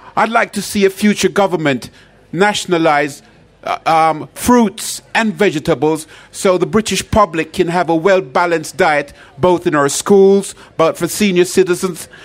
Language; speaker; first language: English; native; English